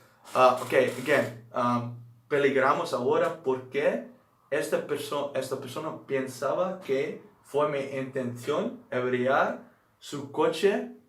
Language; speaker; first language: Spanish; non-native, learner; Dutch